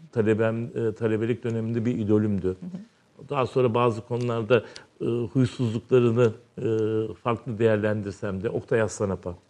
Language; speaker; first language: Turkish; native; Turkish